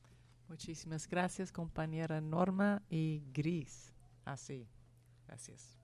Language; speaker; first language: Spanish; non-native, fluent; English